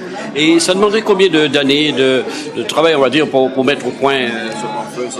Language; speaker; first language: French; native; French